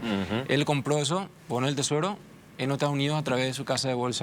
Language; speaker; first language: Spanish; native; Spanish